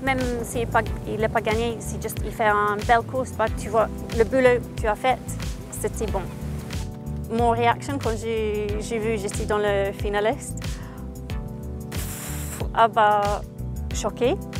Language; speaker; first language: French; non-native, fluent; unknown